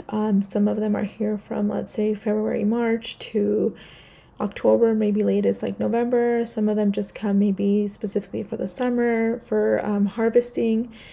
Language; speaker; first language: English; early bilingual, other home language; Spanish